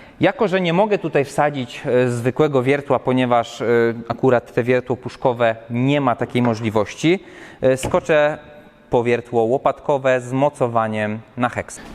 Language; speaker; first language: Polish; native; Polish